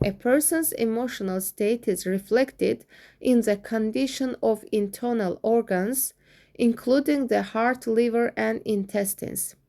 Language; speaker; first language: English; non-native, fluent; Azerbaijani